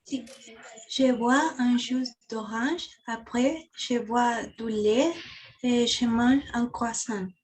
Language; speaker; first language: French; non-native, learner; Spanish